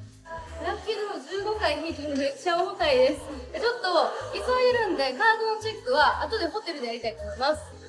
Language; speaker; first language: Japanese; native; Japanese